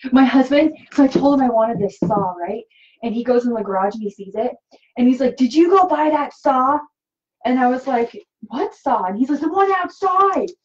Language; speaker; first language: English; native; English